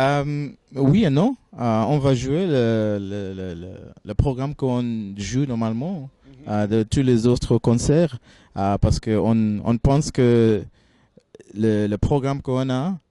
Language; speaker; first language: French; non-native, fluent; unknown